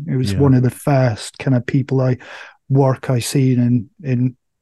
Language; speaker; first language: English; native; English